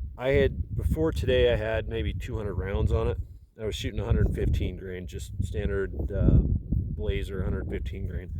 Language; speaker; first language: English; native; English